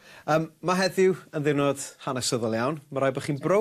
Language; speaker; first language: Welsh; native; Welsh